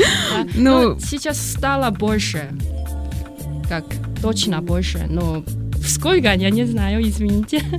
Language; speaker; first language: Russian; non-native, learner; Chinese